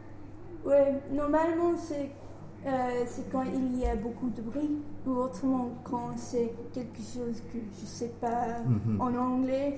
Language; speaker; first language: French; non-native, learner; English